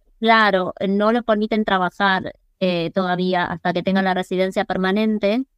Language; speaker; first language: Spanish; early bilingual, other home language; English